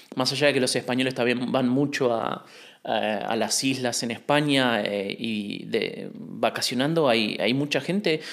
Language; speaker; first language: Spanish; native; Spanish